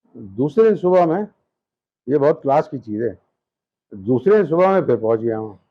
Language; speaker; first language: Urdu; native; Urdu